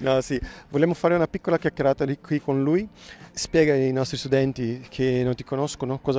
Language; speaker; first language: Italian; non-native, fluent; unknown